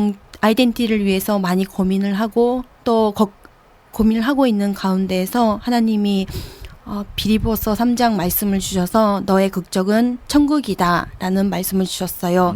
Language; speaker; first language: Korean; early bilingual, heritage; Korean